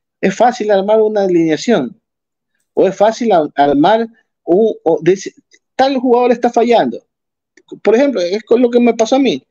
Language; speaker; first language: Spanish; native; Spanish